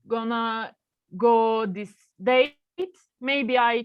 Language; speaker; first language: English; non-native, learner; Turkish